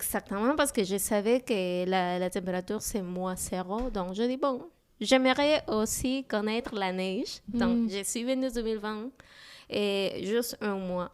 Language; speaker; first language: French; non-native, learner; Spanish